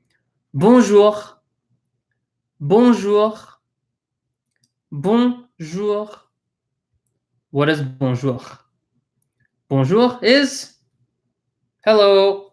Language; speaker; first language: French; non-native, fluent; English